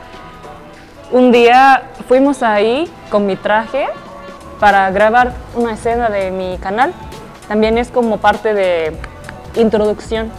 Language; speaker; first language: Spanish; non-native, fluent; Japanese